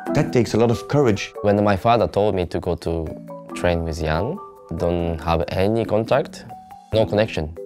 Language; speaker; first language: English; non-native, learner; Japanese